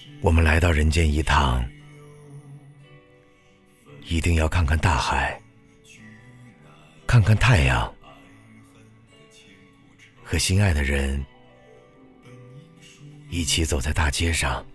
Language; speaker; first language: Chinese; native; Chinese